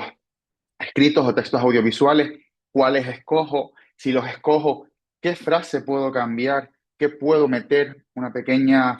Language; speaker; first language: Spanish; native; Spanish